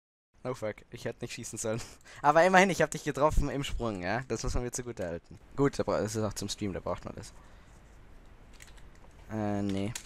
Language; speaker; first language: German; native; German